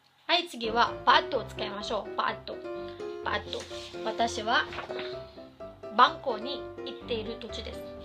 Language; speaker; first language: Japanese; non-native, fluent; Cebuano